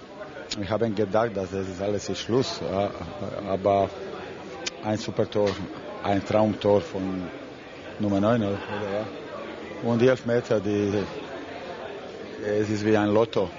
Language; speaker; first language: German; non-native, learner; Croatian